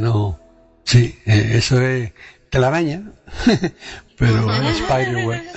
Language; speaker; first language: Spanish; native; Spanish